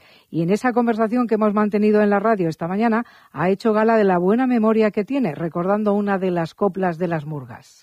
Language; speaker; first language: Spanish; native; Spanish